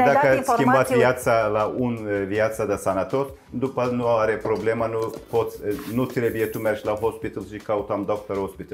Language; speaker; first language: Romanian; non-native, learner; Turkish